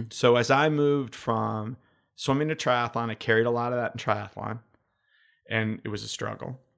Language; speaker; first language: English; native; English